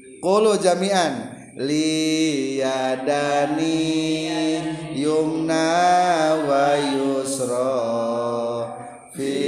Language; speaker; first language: Arabic; non-native, fluent; Sundanese